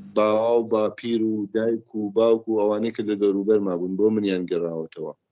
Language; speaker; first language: Central Kurdish; non-native, local second language; Gurani